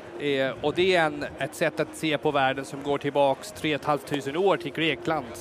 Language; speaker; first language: Swedish; non-native, fluent; English